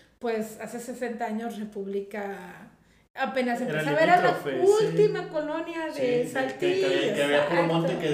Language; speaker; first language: Spanish; native; Spanish